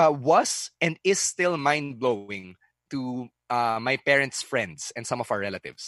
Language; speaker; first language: English; non-native, local second language; Filipino